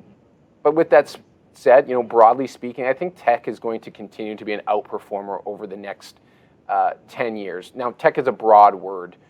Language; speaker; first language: English; native; English